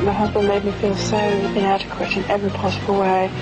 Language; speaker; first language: English; native; English